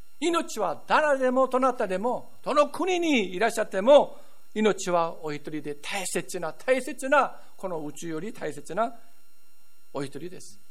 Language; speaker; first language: Japanese; non-native, fluent; Korean